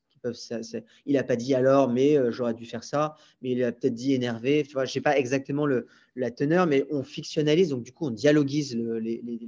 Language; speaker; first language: French; native; French